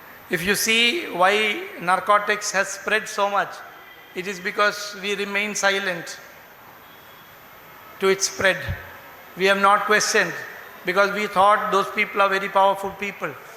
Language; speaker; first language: English; non-native, local second language; Malayalam